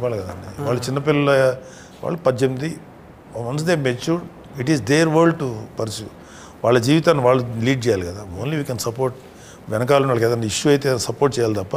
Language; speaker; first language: Telugu; native; Telugu